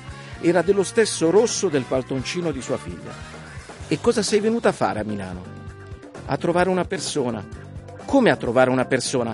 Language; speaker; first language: Italian; native; Italian